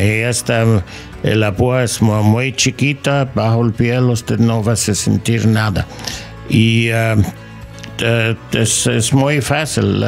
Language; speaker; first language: Spanish; non-native, learner; English